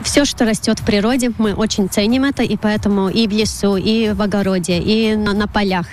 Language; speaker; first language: Russian; non-native, local second language; Latvian